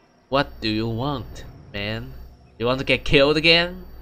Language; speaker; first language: English; non-native, learner; Chinese